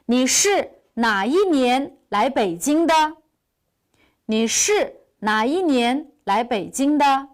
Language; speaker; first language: Chinese; non-native, local second language; Uyghur